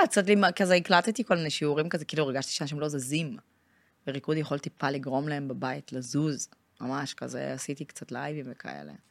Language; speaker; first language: Hebrew; non-native, fluent; Russian